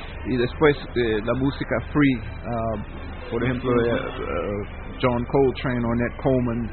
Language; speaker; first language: Spanish; non-native, fluent; English